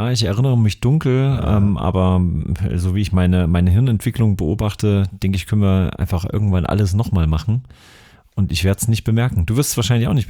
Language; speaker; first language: German; native; German